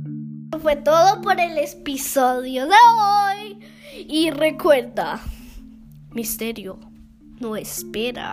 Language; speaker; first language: Spanish; early bilingual, heritage; Spanish